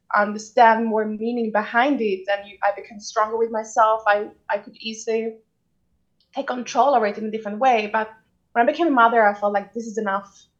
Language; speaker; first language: English; non-native, fluent; Swedish